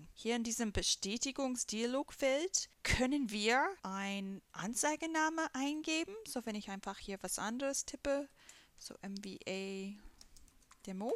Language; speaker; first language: German; non-native, fluent; English